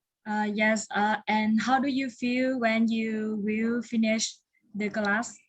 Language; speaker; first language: English; non-native, learner; Vietnamese